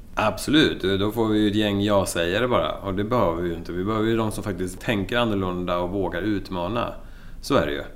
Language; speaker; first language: Swedish; native; Swedish